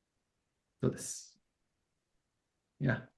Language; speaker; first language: Japanese; non-native, fluent; English